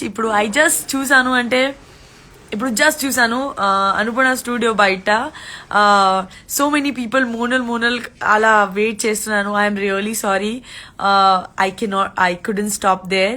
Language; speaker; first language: Telugu; non-native, learner; Gujarati